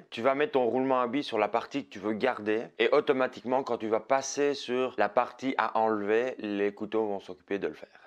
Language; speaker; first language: French; native; French